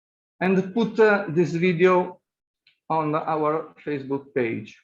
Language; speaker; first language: English; non-native, fluent; Italian